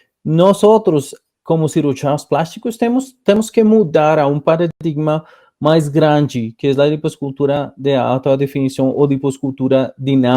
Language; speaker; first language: Portuguese; non-native, fluent; Spanish